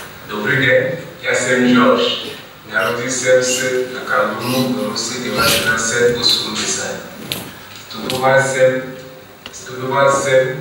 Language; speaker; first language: Czech; non-native, learner; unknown